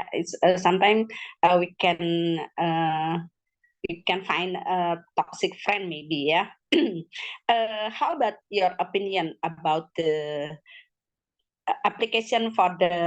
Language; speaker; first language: English; non-native, learner; Indonesian